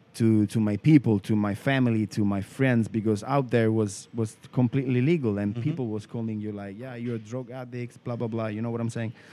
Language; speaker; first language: English; non-native, learner; Italian